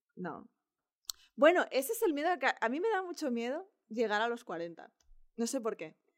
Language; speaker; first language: Spanish; native; Spanish